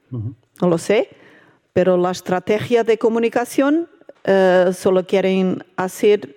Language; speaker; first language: Spanish; non-native, learner; Portuguese